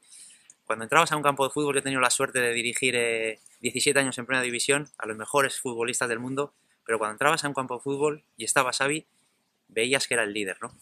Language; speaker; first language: Spanish; native; Spanish